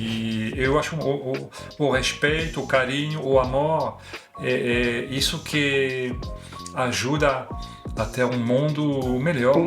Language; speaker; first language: Portuguese; non-native, fluent; French